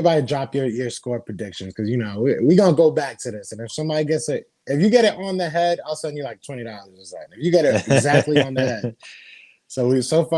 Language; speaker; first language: English; native; English